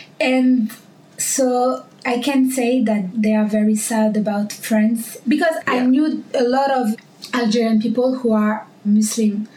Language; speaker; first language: English; non-native, learner; French